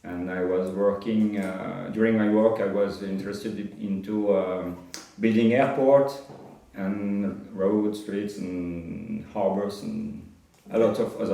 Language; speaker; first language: English; non-native, fluent; French